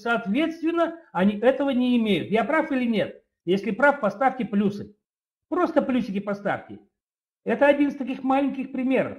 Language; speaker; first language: Russian; native; Russian